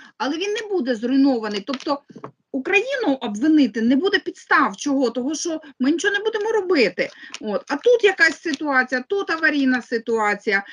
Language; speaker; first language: Ukrainian; non-native, local second language; Russian